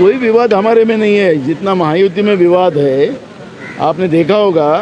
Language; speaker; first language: Hindi; non-native, local second language; Marathi